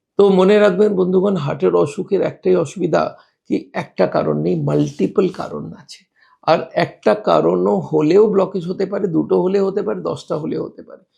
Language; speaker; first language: Bangla; non-native, local second language; Hindi